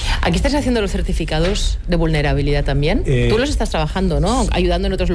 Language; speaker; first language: Spanish; native; Spanish